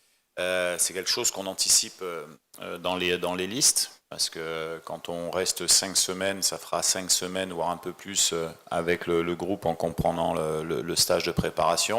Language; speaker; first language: French; native; French